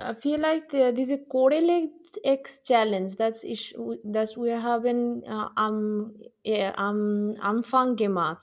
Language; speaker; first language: German; non-native, learner; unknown